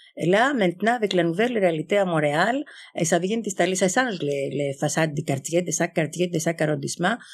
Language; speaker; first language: French; non-native, fluent; Greek